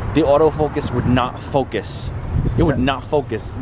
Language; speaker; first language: English; native; English